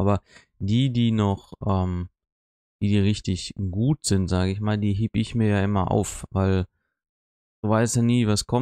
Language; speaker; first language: German; native; German